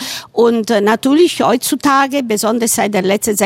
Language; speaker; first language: German; non-native, fluent; Italian